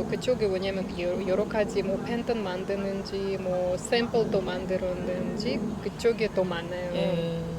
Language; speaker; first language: Korean; non-native, learner; Russian